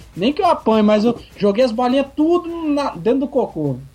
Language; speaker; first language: Portuguese; native; Portuguese